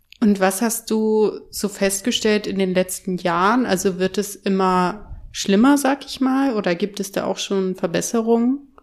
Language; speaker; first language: German; native; German